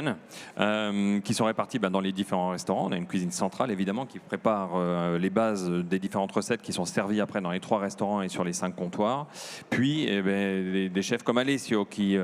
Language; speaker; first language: French; native; French